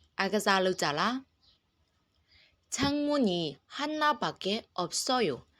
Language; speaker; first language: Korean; non-native, fluent; Burmese